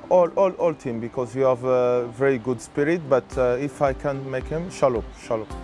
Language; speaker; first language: English; non-native, learner; French